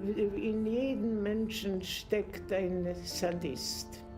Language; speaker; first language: German; non-native, fluent; Polish